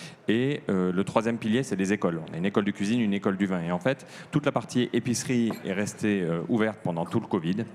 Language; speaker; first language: French; native; French